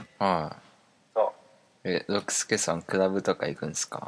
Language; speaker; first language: Japanese; native; Japanese